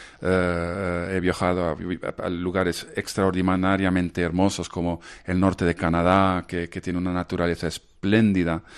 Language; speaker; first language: Spanish; non-native, fluent; Dutch